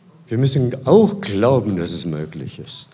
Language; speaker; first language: German; non-native, fluent; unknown